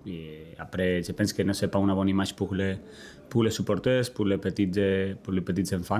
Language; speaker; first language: French; non-native, learner; Spanish